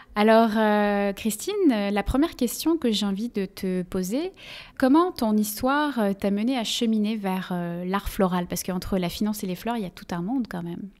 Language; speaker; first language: French; native; French